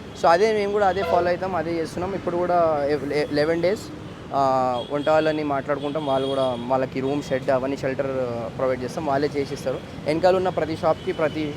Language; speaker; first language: Telugu; native; Telugu